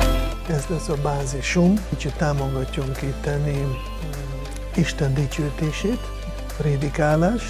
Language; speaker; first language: Hungarian; non-native, fluent; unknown